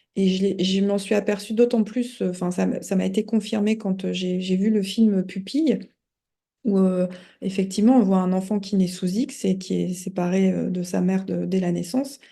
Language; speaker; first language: French; native; French